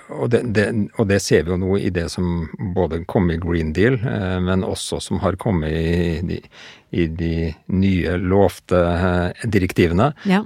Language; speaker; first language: Norwegian; native; Norwegian